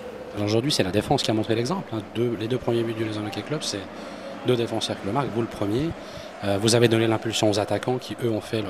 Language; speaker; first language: French; native; French